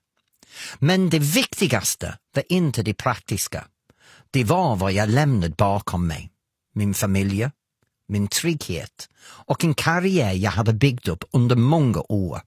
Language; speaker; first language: Swedish; non-native, fluent; English